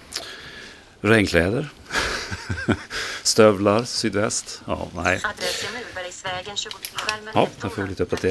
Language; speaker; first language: Swedish; native; Swedish